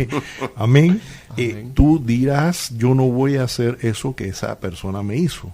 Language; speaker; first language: Spanish; native; Spanish